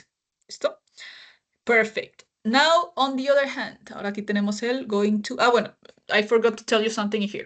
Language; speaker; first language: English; non-native, fluent; Spanish